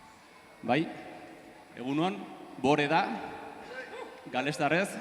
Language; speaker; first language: Basque; native; Basque